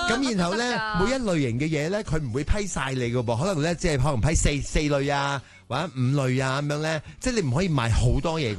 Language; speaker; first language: Cantonese; native; Cantonese